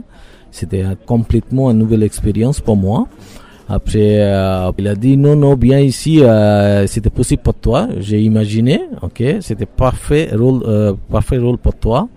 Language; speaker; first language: French; non-native, learner; Bangla